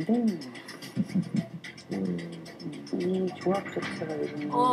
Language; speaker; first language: Korean; native; Korean